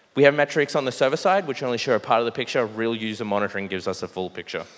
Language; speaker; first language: English; native; English